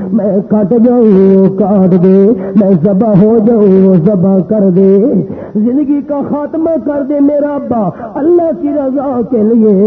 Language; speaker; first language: Urdu; non-native, local second language; Pashto